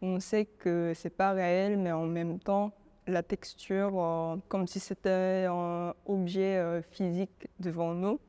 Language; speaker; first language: French; non-native, fluent; Korean